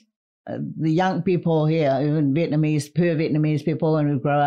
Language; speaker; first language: English; non-native, fluent; Vietnamese